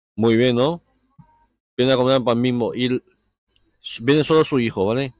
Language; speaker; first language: Spanish; non-native, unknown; Chinese